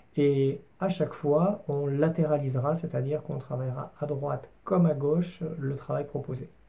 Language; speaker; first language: French; native; French